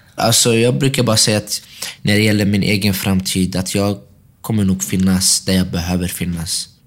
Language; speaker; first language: Swedish; early bilingual, other home language; Arabic